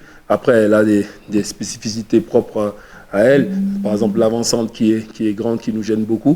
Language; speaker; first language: French; native; French